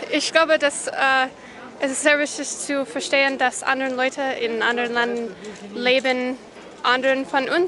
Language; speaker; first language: German; non-native, fluent; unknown